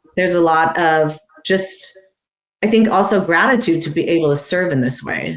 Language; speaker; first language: English; non-native, fluent; Persian